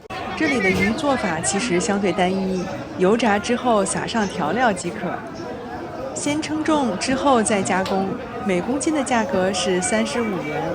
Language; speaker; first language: Chinese; native; Chinese